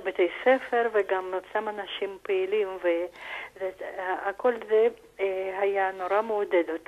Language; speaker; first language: Hebrew; non-native, fluent; Russian